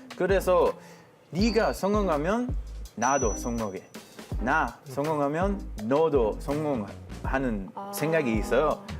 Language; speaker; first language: Korean; non-native, fluent; Hebrew